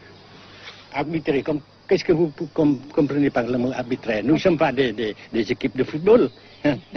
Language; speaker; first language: French; non-native, fluent; Vietnamese